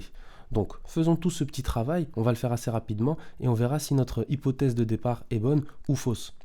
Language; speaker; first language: French; native; French